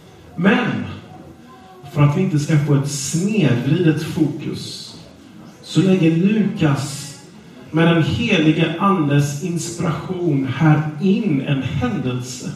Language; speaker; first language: Swedish; non-native, fluent; English